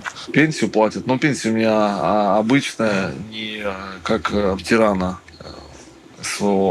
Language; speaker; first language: Russian; native; Russian